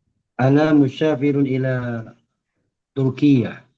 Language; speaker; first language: Arabic; non-native, learner; Indonesian